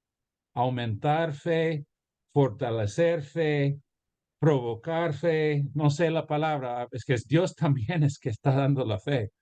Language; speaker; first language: Spanish; early bilingual, heritage; Spanish